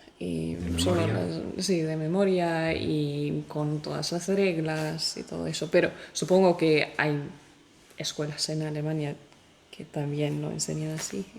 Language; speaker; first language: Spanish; non-native, fluent; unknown